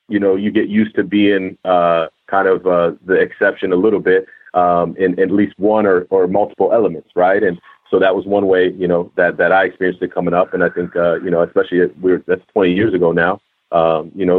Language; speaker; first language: English; native; English